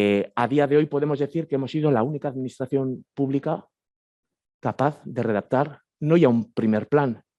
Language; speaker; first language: Spanish; native; Spanish